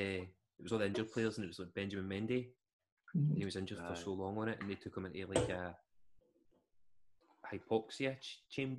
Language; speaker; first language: English; native; English